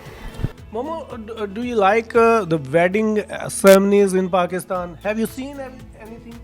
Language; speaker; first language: English; non-native, local second language; Urdu